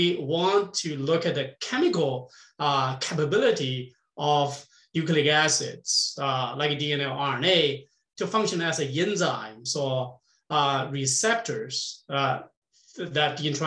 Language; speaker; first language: English; non-native, fluent; Chinese